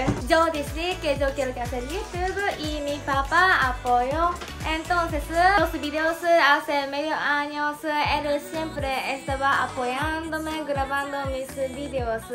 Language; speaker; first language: Spanish; non-native, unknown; Japanese